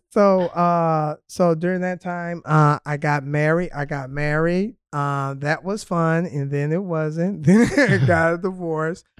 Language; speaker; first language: English; native; English